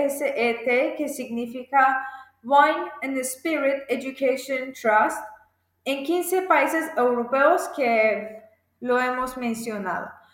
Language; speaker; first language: Spanish; non-native, fluent; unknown